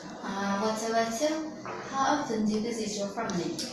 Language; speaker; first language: English; non-native, learner; Vietnamese